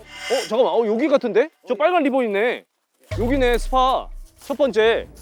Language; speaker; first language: Korean; native; Korean